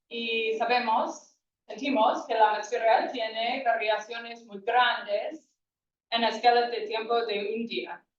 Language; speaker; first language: Spanish; non-native, fluent; English